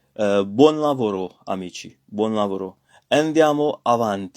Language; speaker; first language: Italian; non-native, fluent; French